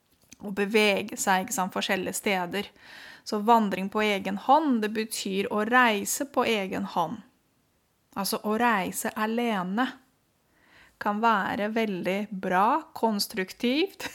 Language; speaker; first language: Norwegian; non-native, fluent; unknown